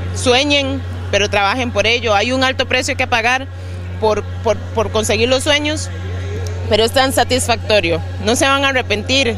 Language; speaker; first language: Spanish; native; Spanish